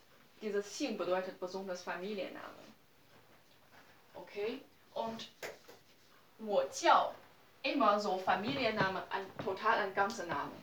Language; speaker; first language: German; non-native, learner; Chinese